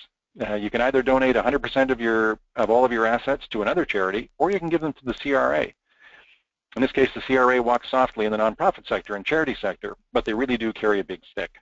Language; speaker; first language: English; native; English